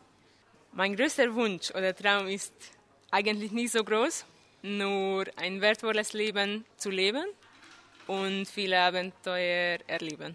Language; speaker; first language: German; non-native, fluent; Hungarian